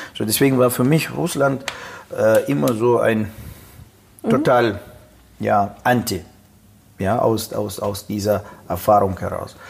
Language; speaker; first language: German; non-native, fluent; Russian